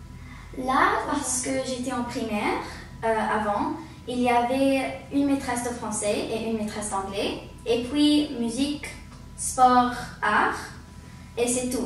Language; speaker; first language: French; early bilingual, heritage; French